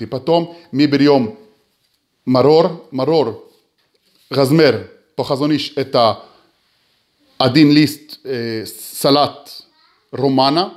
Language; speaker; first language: Russian; early bilingual, heritage; Hebrew